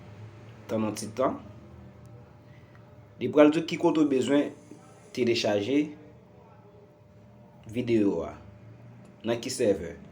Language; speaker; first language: French; non-native, learner; Haitian Creole